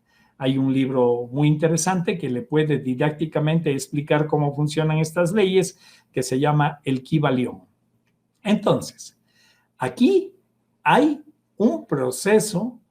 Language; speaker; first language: Spanish; native; Spanish